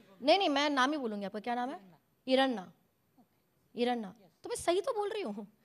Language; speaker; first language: Hindi; native; Hindi